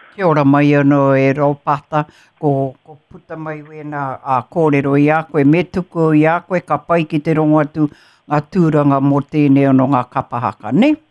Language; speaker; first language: Māori; native; Māori